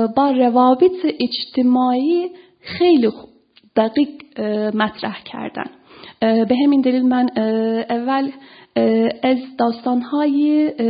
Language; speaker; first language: Persian; non-native, fluent; Turkish